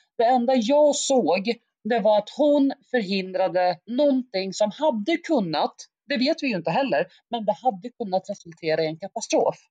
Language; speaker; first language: Swedish; early bilingual, other home language; Arabic